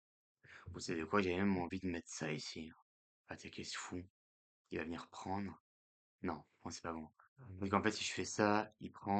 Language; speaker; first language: French; native; French